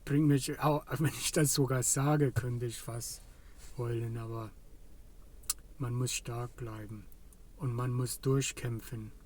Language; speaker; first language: German; non-native, fluent; English